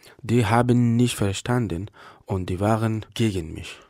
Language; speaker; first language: German; non-native, learner; Persian